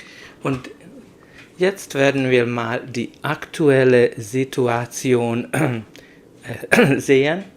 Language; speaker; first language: German; non-native, learner; Hungarian